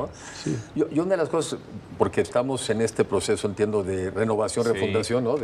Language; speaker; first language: Spanish; native; Spanish